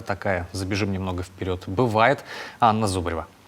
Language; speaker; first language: Russian; native; Russian